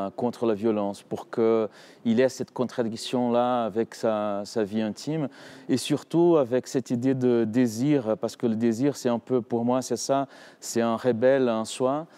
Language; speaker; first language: French; non-native, fluent; Portuguese